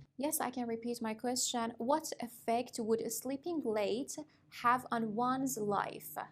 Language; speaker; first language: English; non-native, fluent; Persian